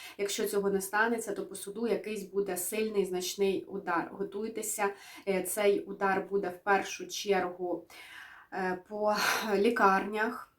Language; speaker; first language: Ukrainian; native; Ukrainian